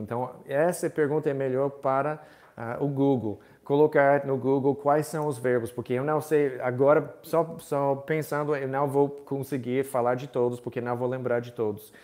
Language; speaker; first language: Portuguese; non-native, fluent; English